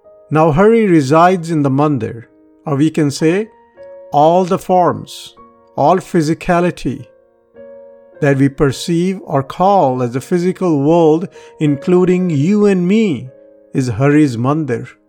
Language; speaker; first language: English; non-native, local second language; Punjabi